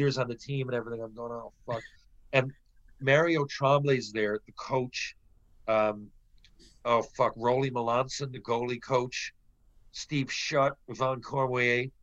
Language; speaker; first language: English; native; English